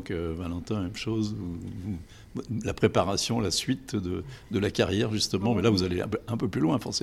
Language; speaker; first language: French; native; French